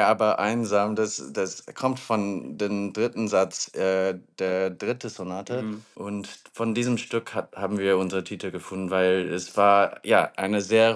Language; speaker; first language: German; non-native, learner; English